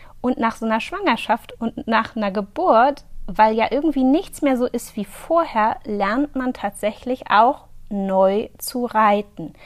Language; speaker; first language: German; native; German